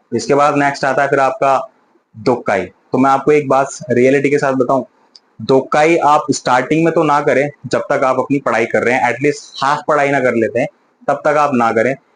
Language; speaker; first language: Hindi; native; Hindi